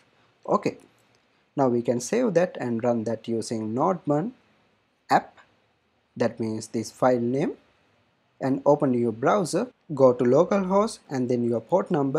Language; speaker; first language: English; non-native, fluent; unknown